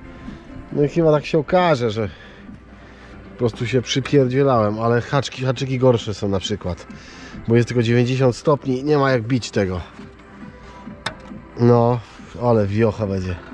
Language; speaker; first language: Polish; native; Polish